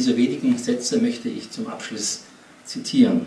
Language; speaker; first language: German; native; German